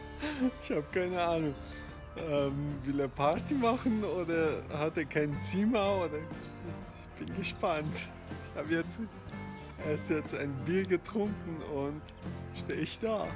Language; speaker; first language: German; non-native, fluent; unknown